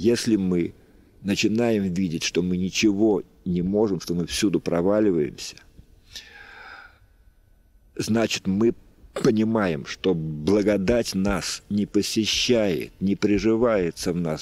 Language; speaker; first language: Russian; native; Russian